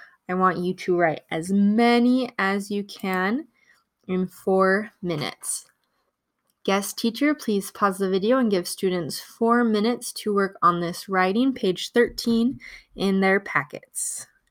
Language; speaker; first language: English; native; English